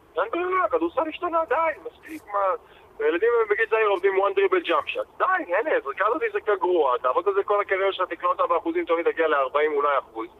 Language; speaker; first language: Hebrew; native; Hebrew